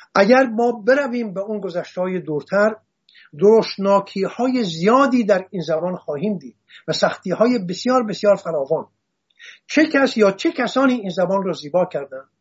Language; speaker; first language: Persian; non-native, local second language; Assyrian Neo-Aramaic